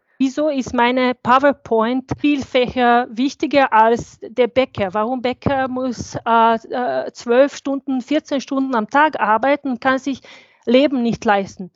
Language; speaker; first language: German; non-native, fluent; Bosnian